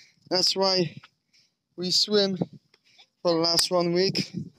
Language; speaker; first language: English; non-native, fluent; Polish